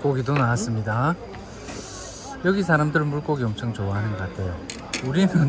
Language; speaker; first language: Korean; native; Korean